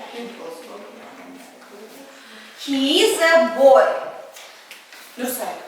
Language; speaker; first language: English; non-native, learner; Kazakh